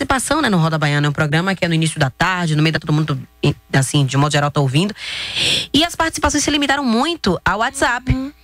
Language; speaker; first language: Portuguese; native; Portuguese